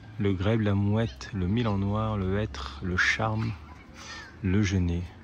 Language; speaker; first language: French; native; French